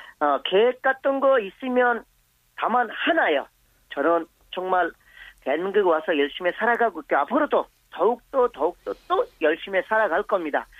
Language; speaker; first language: Korean; non-native, fluent; Bangla